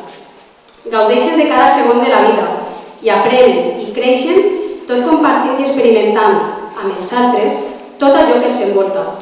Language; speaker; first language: Catalan; native; Catalan